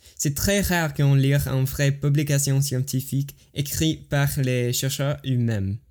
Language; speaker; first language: French; non-native, learner; English